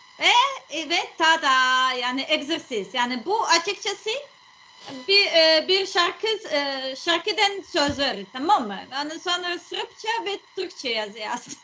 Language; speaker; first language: Turkish; non-native, learner; Serbian